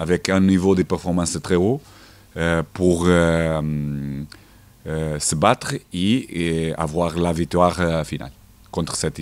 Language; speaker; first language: French; non-native, learner; Portuguese